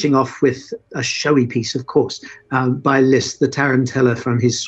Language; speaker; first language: English; native; English